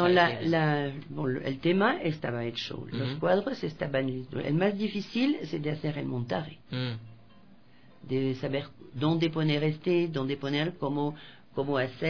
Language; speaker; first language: Spanish; non-native, fluent; French